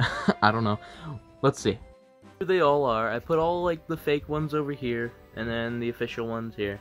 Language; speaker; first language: English; native; English